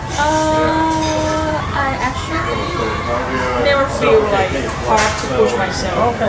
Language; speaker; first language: English; non-native, learner; Thai